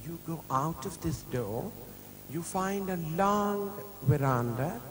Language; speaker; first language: English; non-native, local second language; Urdu